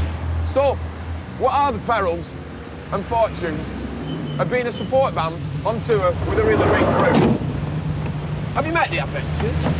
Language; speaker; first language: English; native; English